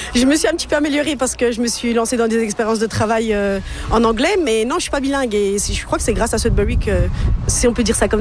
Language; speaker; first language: French; native; French